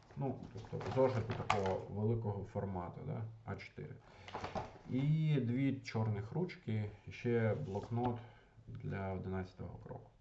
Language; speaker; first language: Ukrainian; non-native, local second language; Russian